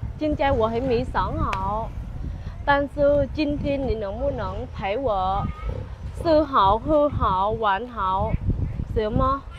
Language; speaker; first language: Chinese; non-native, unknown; Vietnamese